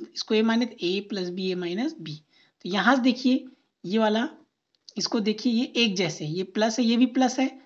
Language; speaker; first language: Hindi; native; Hindi